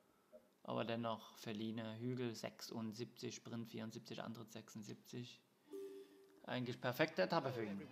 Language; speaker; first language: German; native; German